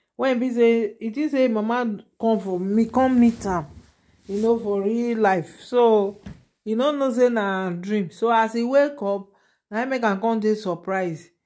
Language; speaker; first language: Nigerian Pidgin; non-native, local second language; Yoruba